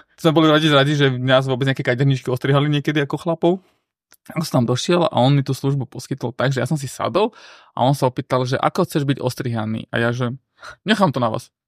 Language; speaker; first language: Slovak; early bilingual, other home language; Armenian